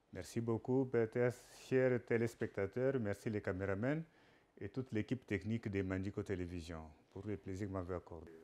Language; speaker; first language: French; non-native, local second language; Lingala